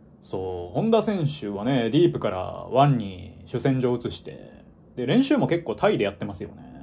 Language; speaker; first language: Japanese; native; Japanese